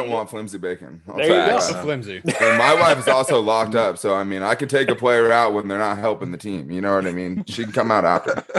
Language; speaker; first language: English; native; English